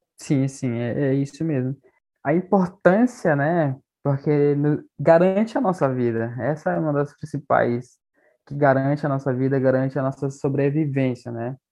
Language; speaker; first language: Portuguese; non-native, local second language; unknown